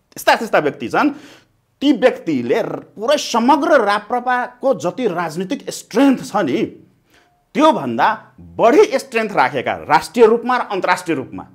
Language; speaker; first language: Nepali; non-native, local second language; Maithili